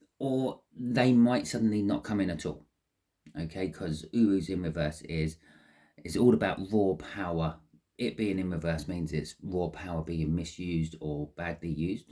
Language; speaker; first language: English; native; English